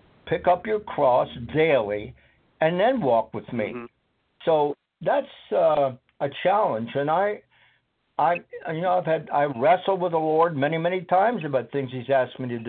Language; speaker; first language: English; native; English